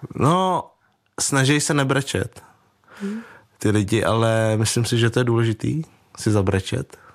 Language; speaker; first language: Czech; early bilingual, other home language; Vietnamese